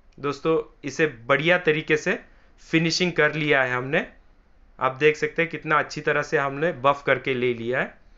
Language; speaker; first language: Hindi; non-native, local second language; Marathi